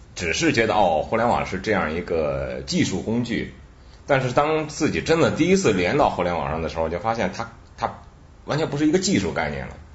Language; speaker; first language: Chinese; native; Chinese